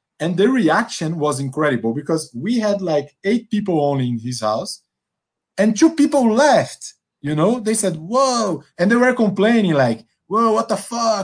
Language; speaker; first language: English; non-native, fluent; Portuguese